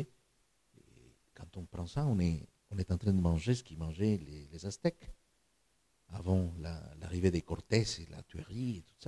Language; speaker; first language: French; non-native, fluent; Spanish